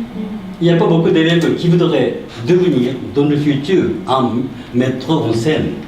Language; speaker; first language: French; non-native, learner; Japanese